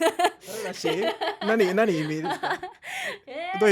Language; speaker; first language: Japanese; non-native, learner; English